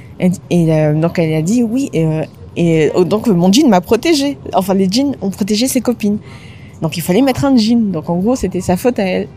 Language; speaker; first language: French; native; French